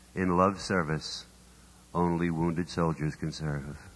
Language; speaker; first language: English; native; English